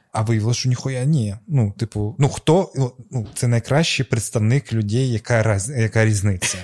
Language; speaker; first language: Ukrainian; non-native, local second language; Russian